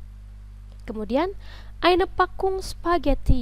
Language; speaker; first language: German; non-native, fluent; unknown